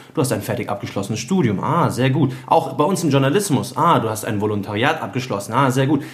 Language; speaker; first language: German; early bilingual, other home language; Arabic